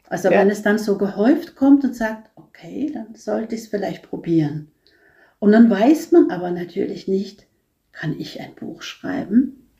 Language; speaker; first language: German; non-native, fluent; Norwegian